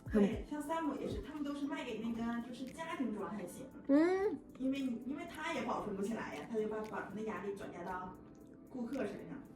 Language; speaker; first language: Chinese; native; Chinese